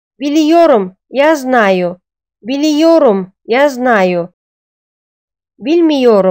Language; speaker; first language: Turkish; non-native, fluent; Russian